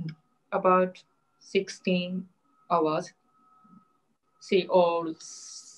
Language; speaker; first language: English; non-native, learner; Japanese